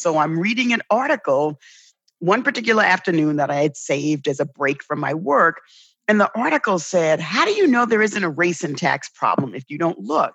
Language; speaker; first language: English; native; English